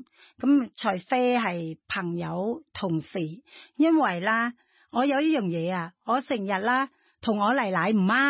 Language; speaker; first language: Chinese; non-native, fluent; Thai